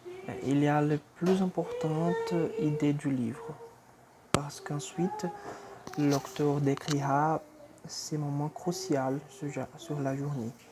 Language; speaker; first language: French; non-native, fluent; Portuguese